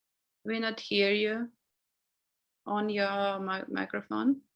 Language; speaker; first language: English; non-native, learner; Ukrainian